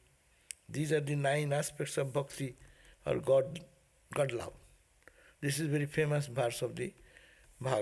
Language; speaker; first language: English; non-native, local second language; Bangla